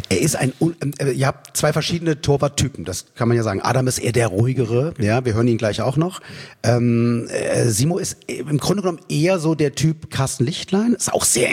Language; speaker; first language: German; native; German